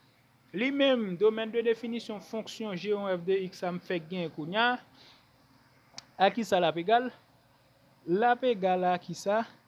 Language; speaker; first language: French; non-native, local second language; Haitian Creole